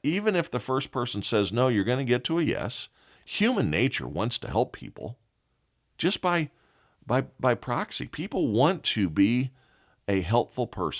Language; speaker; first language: English; native; English